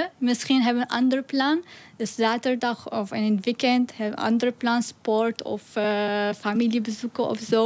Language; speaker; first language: Dutch; non-native, learner; Arabic